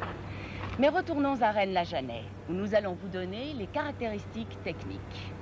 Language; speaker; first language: French; native; French